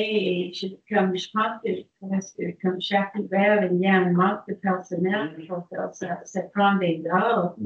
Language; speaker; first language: French; non-native, local second language; English